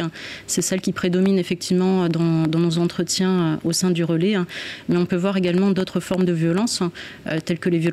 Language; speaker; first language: French; native; French